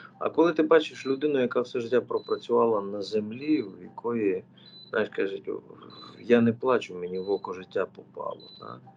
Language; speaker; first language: Ukrainian; native; Ukrainian